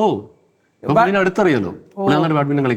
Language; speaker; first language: Malayalam; native; Malayalam